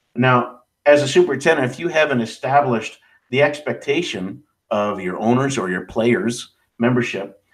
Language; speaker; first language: English; native; English